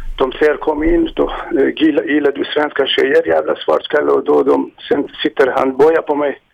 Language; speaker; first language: Swedish; non-native, learner; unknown